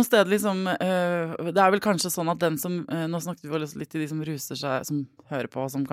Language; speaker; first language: Norwegian; native; Norwegian